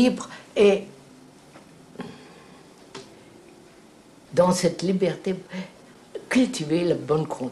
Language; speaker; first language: French; non-native, fluent; Telugu